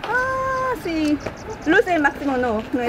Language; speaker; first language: Spanish; non-native, learner; Korean